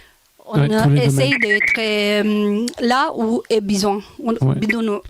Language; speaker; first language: French; non-native, local second language; Romanian